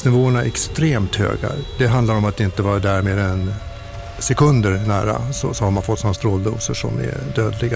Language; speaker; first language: Swedish; native; Swedish